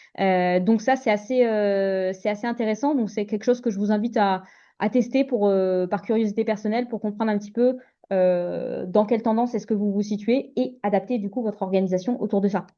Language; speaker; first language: French; native; French